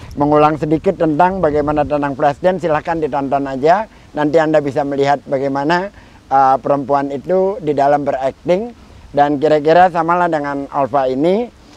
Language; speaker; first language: Indonesian; native; Indonesian